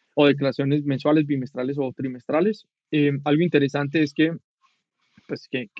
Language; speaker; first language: Spanish; native; Spanish